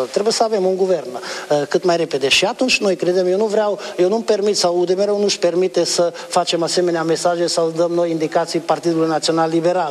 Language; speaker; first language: Romanian; non-native, local second language; Hungarian